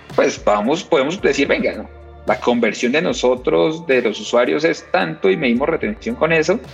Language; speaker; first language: Spanish; native; Spanish